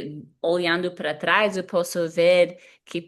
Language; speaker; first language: Portuguese; non-native, fluent; English